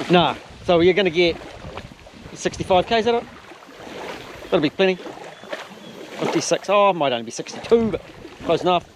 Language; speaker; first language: English; native; English